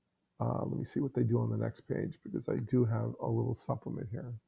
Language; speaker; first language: English; native; English